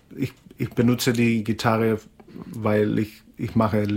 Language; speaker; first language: German; non-native, fluent; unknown